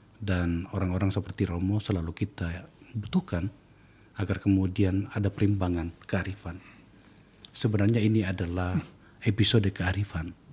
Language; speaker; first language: Indonesian; native; Indonesian